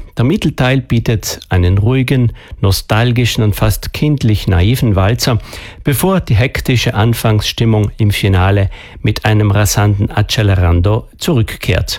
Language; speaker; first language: German; native; German